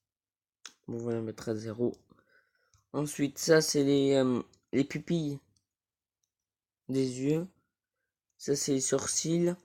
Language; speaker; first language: French; native; French